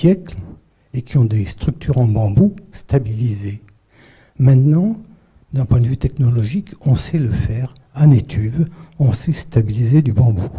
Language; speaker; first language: French; native; French